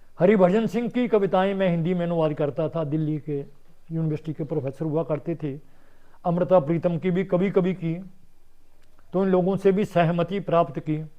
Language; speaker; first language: Hindi; non-native, local second language; Punjabi